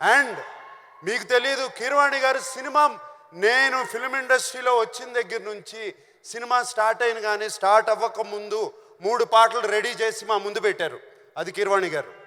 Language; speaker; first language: Telugu; native; Telugu